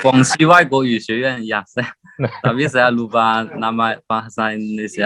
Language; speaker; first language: Indonesian; non-native, learner; Chinese